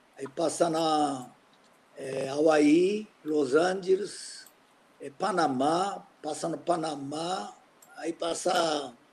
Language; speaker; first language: Portuguese; non-native, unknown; Japanese